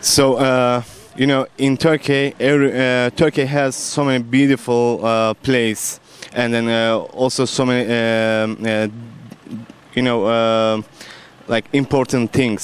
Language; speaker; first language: English; non-native, learner; Turkish